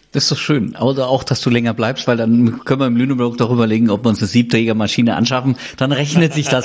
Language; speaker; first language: German; native; German